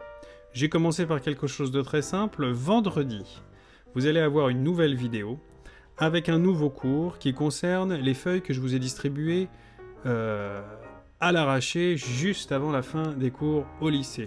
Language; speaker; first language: French; native; French